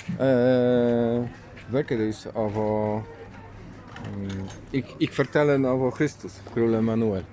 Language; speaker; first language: Dutch; non-native, learner; Polish